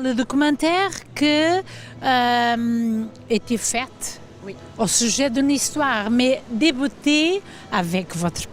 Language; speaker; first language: French; non-native, fluent; Portuguese